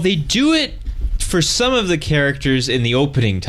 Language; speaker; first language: English; native; English